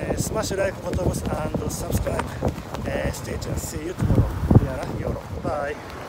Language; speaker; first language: English; non-native, learner; Japanese